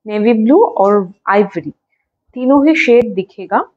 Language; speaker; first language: Hindi; non-native, local second language; Bangla